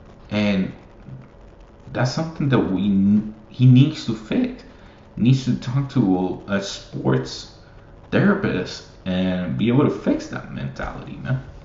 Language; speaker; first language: English; non-native, fluent; Spanish